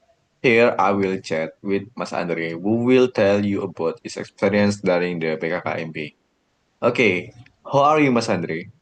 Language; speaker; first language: English; non-native, learner; Indonesian